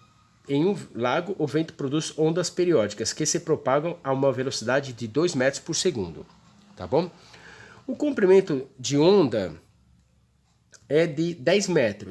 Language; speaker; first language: Portuguese; native; Portuguese